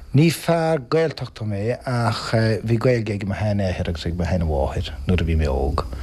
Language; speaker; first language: Irish; non-native, local second language; English